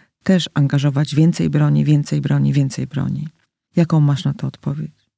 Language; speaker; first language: Polish; native; Polish